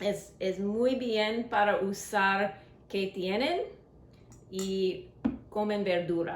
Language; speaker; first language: Spanish; non-native, learner; English